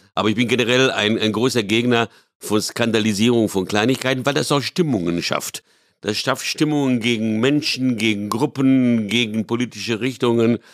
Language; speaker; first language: German; early bilingual, other home language; Hungarian